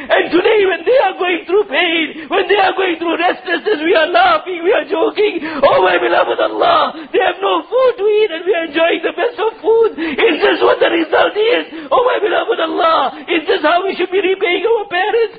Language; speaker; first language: English; non-native, local second language; Urdu